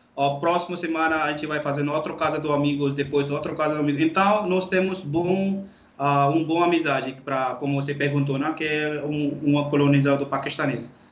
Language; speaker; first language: Portuguese; non-native, fluent; Urdu